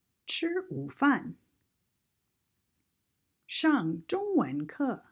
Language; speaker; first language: Chinese; non-native, fluent; English